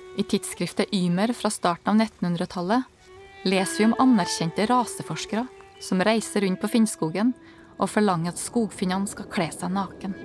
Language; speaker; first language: Norwegian; native; Norwegian